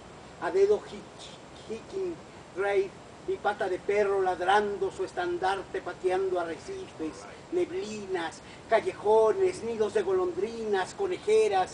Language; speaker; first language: Spanish; native; Spanish